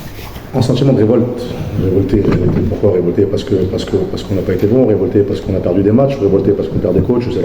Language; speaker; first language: French; native; French